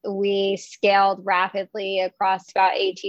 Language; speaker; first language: English; native; English